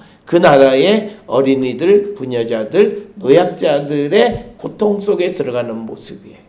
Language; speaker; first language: Korean; native; Korean